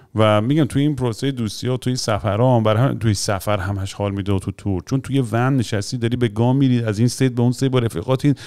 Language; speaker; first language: Persian; early bilingual, heritage; Persian